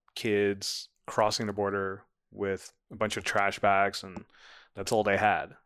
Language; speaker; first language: English; non-native, fluent; Dutch